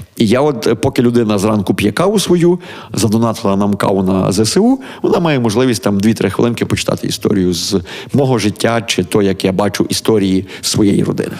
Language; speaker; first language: Ukrainian; native; Ukrainian